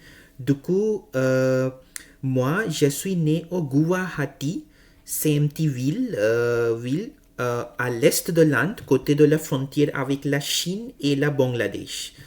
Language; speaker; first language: French; non-native, learner; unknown